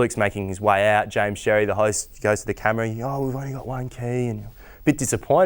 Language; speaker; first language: English; native; English